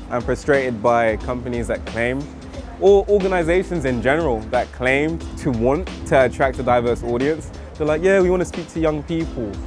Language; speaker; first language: English; native; English